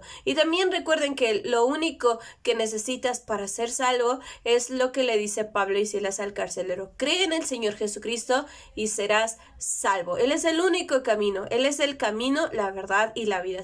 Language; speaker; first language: Spanish; native; Spanish